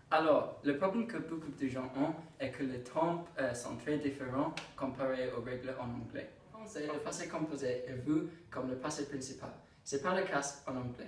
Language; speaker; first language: French; non-native, learner; English